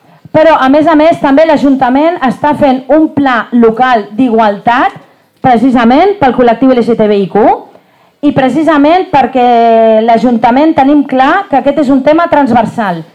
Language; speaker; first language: Catalan; native; Catalan